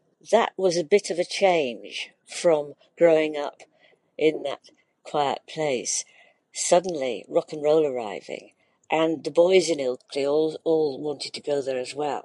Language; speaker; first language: English; native; English